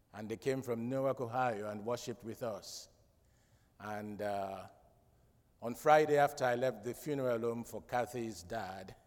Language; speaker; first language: English; non-native, local second language; Krio